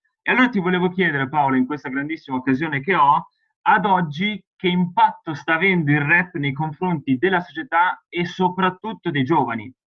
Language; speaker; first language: Italian; native; Italian